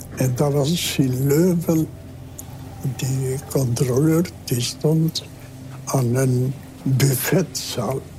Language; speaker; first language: Dutch; early bilingual, other home language; Spanish